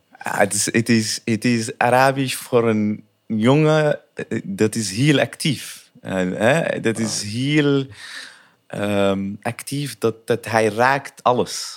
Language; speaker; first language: Dutch; non-native, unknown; Arabic